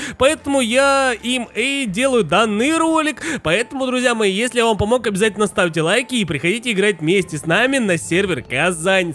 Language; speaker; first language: Russian; native; Russian